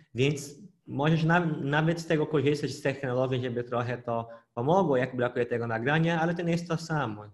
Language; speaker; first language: Polish; non-native, fluent; Portuguese